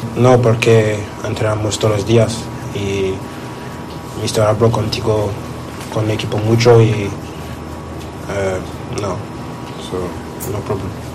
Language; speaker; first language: Spanish; non-native, learner; French